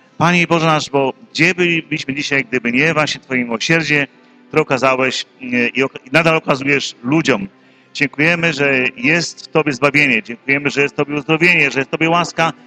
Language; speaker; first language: Polish; native; Polish